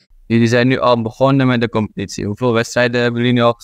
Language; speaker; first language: Dutch; non-native, learner; Indonesian